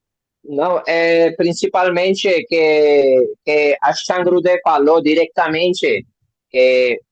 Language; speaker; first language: Portuguese; non-native, learner; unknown